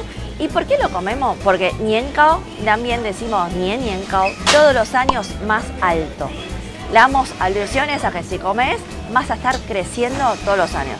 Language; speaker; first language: Spanish; early bilingual, other home language; Chinese